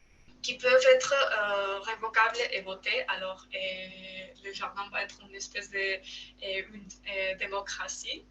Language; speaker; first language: French; non-native, learner; Spanish